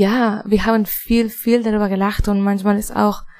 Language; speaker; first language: German; non-native, fluent; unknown